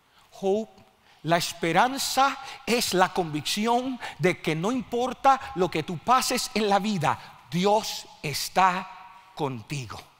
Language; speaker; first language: Spanish; early bilingual, other home language; English